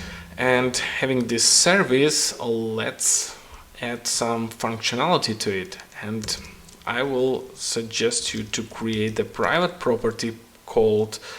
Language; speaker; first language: English; non-native, fluent; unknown